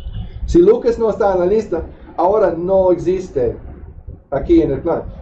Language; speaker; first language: Spanish; non-native, fluent; English